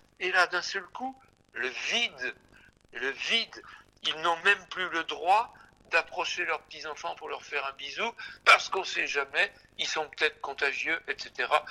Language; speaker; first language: French; native; French